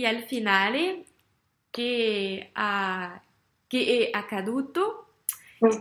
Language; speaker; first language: Italian; non-native, learner; French